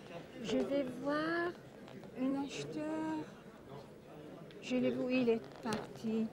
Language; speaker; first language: French; non-native, fluent; Turkish